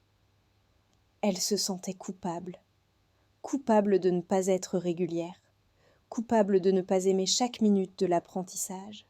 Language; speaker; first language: French; non-native, fluent; Hindi